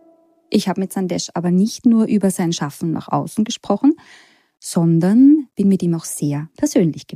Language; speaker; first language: German; native; German